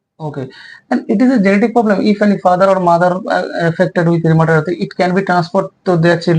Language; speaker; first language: English; non-native, local second language; Bangla